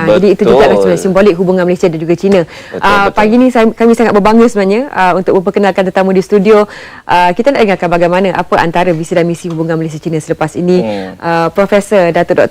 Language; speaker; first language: Malay; native; Malay